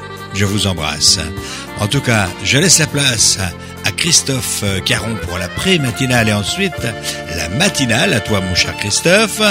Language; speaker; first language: French; native; French